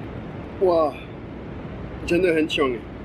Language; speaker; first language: Chinese; non-native, fluent; French